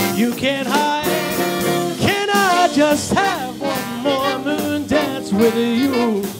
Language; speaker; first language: English; native; English